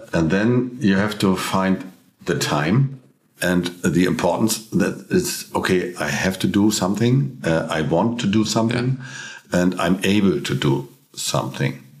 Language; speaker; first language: English; non-native, fluent; German